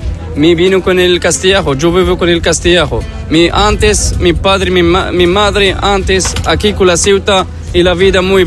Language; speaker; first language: Spanish; non-native, learner; Arabic